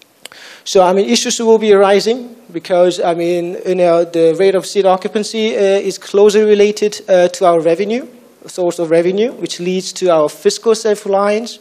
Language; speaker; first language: English; non-native, fluent; Korean